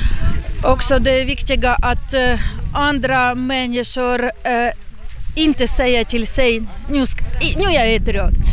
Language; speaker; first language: Swedish; non-native, learner; Ukrainian